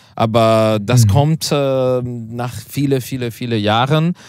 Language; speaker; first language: German; non-native, learner; Spanish